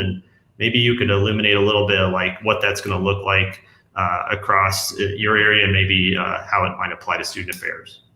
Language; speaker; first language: English; native; English